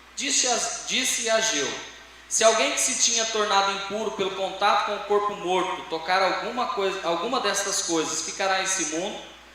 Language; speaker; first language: Portuguese; native; Portuguese